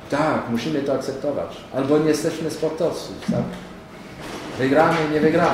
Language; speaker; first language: Polish; non-native, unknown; French